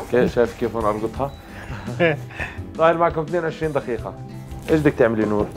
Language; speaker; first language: Arabic; native; Arabic